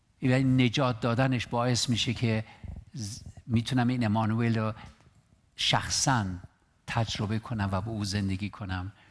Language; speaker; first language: Persian; non-native, local second language; Armenian